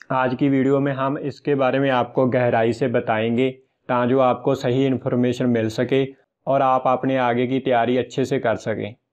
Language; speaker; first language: Hindi; non-native, local second language; Punjabi